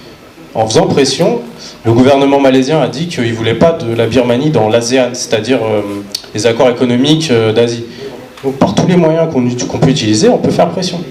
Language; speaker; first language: French; native; French